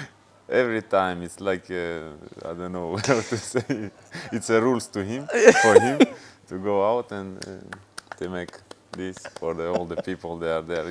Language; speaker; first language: English; non-native, fluent; Russian